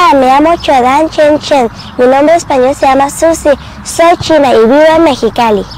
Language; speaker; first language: Spanish; early bilingual, other home language; Cantonese